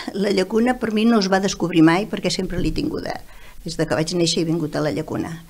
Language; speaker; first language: Catalan; native; Catalan